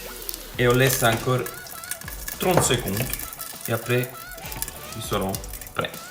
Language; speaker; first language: French; non-native, fluent; Italian